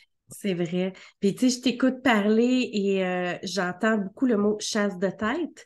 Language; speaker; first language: French; native; French